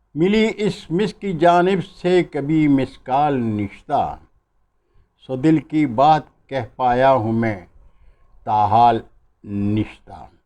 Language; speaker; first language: Urdu; non-native, local second language; Pashto